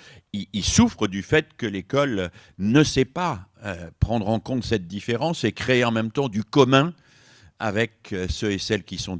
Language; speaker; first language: French; native; French